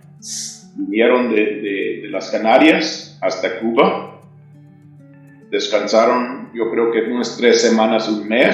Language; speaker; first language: Spanish; early bilingual, heritage; English